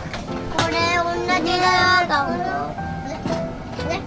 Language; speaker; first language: Japanese; early bilingual, heritage; Japanese